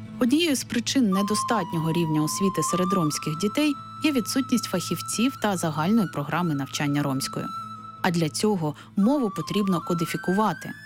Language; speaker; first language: Ukrainian; native; Ukrainian